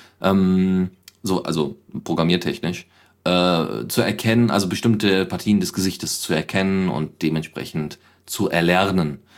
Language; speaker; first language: German; native; German